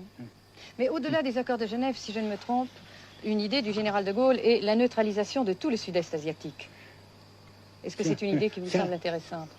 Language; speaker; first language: French; native; French